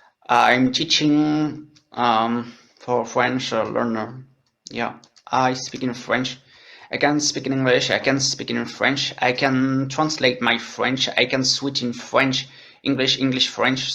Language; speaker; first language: English; non-native, learner; French